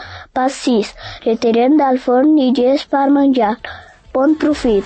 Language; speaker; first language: Catalan; early bilingual, other home language; Portuguese